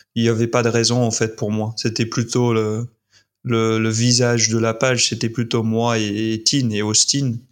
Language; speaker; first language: French; non-native, fluent; English